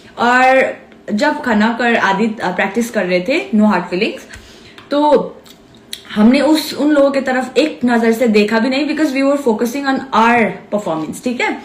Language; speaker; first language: Hindi; non-native, local second language; Nepali